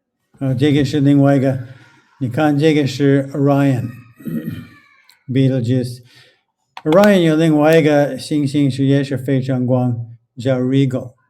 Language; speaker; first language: Chinese; non-native, fluent; English